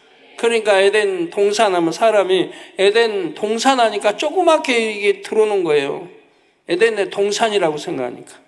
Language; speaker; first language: Korean; native; Korean